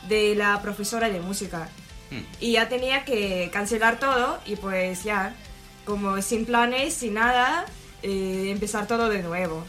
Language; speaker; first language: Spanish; non-native, learner; Ukrainian